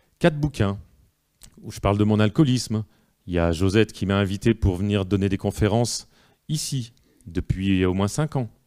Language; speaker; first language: French; native; French